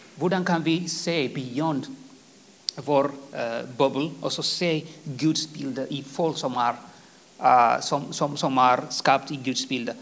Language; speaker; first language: Swedish; non-native, fluent; Tigrinya